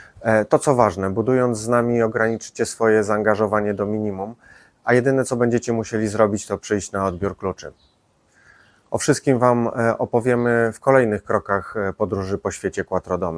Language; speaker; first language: Polish; native; Polish